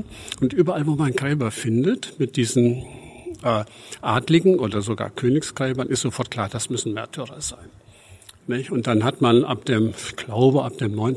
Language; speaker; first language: German; native; German